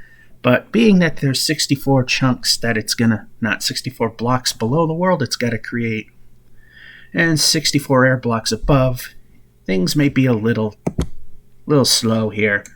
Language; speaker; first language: English; native; English